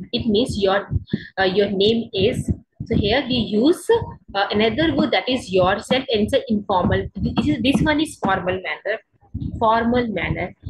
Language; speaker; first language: English; non-native, local second language; Hindi